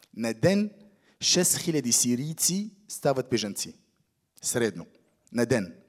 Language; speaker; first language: Bulgarian; non-native, fluent; Arabic